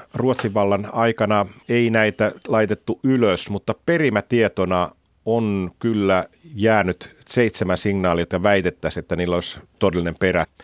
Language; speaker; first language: Finnish; native; Finnish